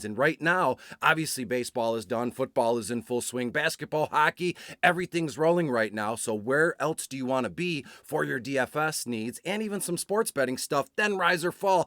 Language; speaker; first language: English; native; English